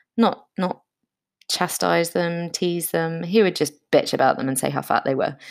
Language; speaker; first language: English; native; English